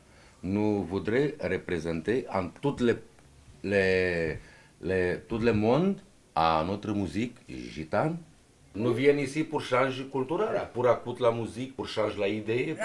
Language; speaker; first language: French; non-native, learner; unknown